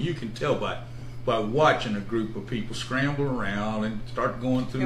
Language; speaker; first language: English; native; English